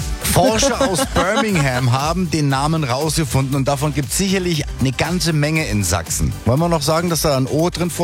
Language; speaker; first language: German; native; German